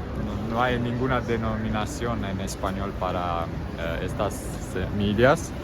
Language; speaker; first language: Spanish; non-native, fluent; German